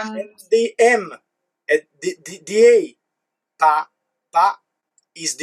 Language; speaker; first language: English; non-native, learner; Italian